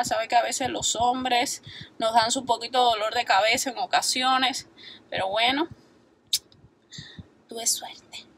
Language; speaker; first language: Spanish; native; Spanish